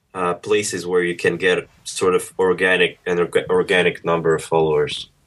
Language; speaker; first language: English; early bilingual, other home language; Russian